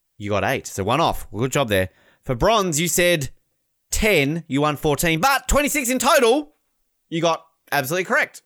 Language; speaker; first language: English; native; English